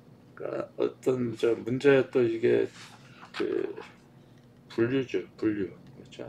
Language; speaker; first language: Korean; native; Korean